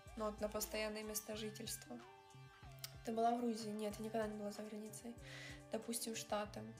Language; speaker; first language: Russian; native; Russian